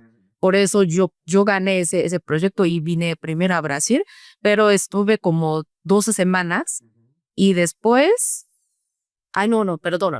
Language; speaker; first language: Spanish; non-native, fluent; Korean